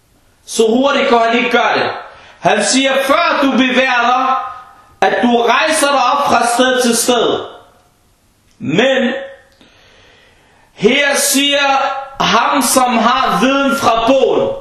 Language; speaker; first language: Danish; non-native, fluent; Arabic